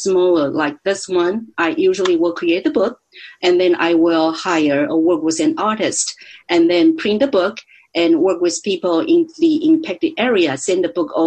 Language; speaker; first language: English; non-native, fluent; Chinese